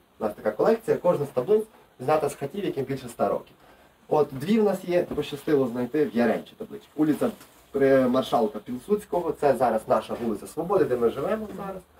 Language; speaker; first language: Ukrainian; native; Ukrainian